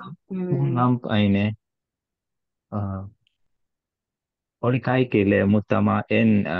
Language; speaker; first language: Finnish; non-native, learner; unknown